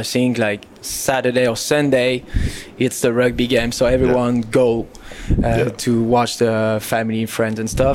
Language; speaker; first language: English; non-native, learner; French